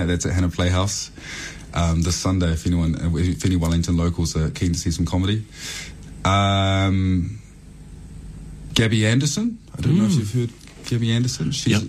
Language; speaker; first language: English; native; English